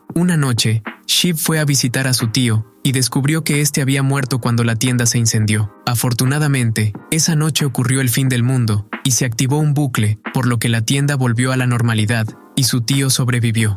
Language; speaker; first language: Spanish; native; Spanish